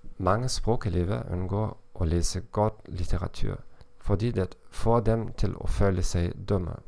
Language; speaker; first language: Norwegian; non-native, learner; German